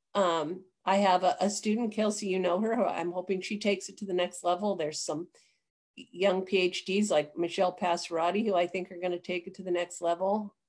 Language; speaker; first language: English; native; English